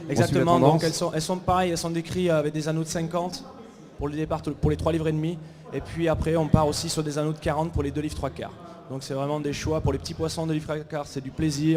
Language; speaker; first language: French; native; French